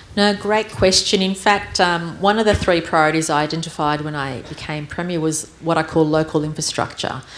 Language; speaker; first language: English; early bilingual, other home language; Armenian